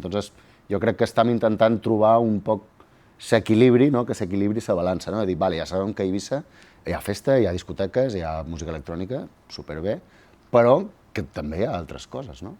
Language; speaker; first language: Catalan; native; Catalan